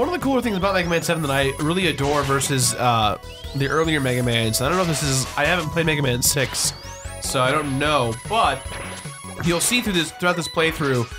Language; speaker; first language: English; native; English